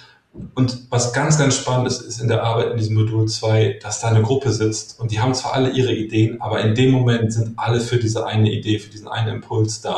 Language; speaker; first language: German; native; German